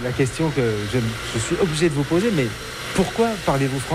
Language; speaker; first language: French; native; French